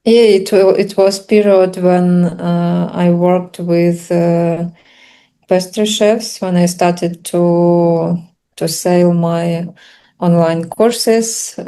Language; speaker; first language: English; non-native, learner; Russian